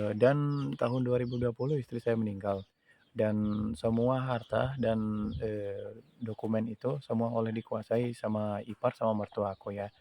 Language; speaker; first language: Indonesian; non-native, fluent; Urdu